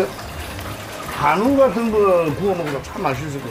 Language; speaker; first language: Korean; native; Korean